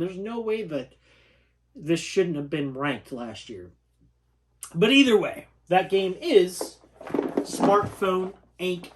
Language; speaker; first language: English; native; English